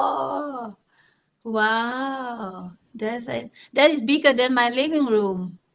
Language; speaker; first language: English; non-native, learner; Thai